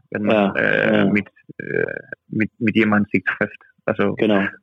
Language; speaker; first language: German; non-native, fluent; French